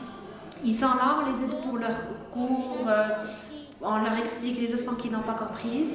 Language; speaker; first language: French; non-native, local second language; Arabic